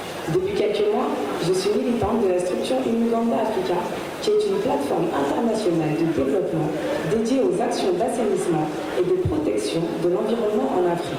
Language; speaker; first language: French; early bilingual, other home language; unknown